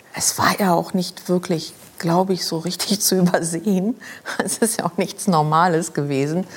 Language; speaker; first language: German; non-native, local second language; Luxembourgish